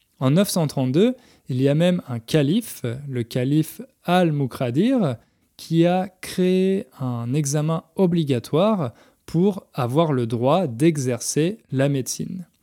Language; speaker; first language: French; native; French